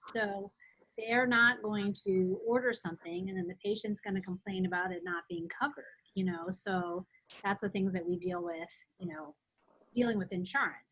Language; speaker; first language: English; native; English